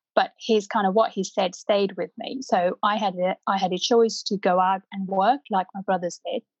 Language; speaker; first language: English; non-native, local second language; Punjabi